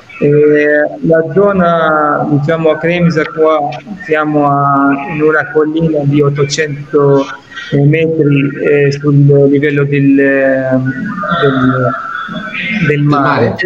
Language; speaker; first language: Italian; non-native, fluent; Arabic